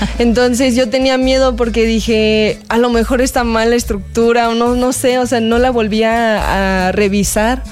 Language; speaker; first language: Spanish; non-native, fluent; Korean